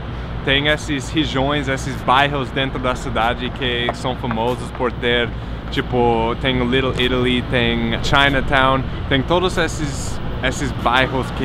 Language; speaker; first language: Portuguese; non-native, fluent; English